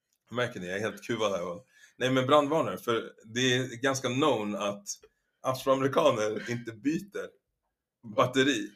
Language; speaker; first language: Swedish; native; Swedish